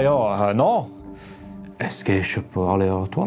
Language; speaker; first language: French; non-native, local second language; German